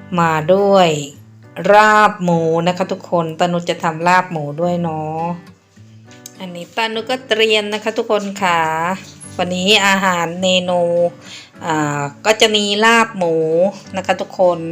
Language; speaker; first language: Thai; non-native, local second language; Northeastern Thai